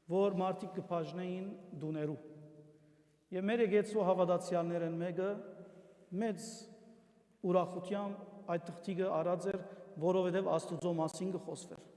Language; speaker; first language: Armenian; native; Armenian